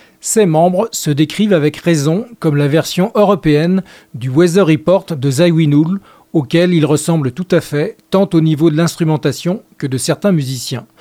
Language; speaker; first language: French; native; French